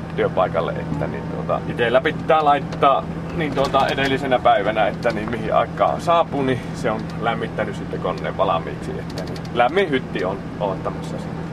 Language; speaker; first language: Finnish; native; Finnish